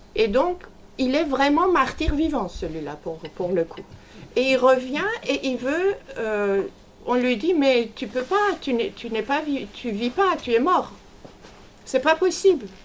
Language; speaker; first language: French; non-native, fluent; Persian